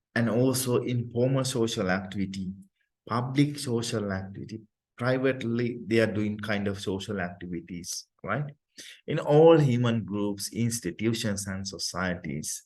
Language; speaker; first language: English; non-native, local second language; Sinhala